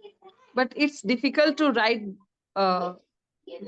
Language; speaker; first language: English; non-native, learner; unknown